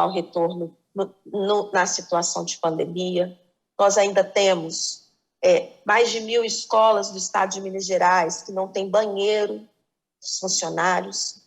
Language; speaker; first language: Portuguese; native; Portuguese